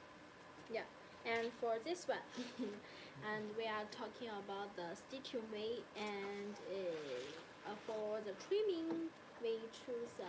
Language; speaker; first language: English; non-native, learner; Chinese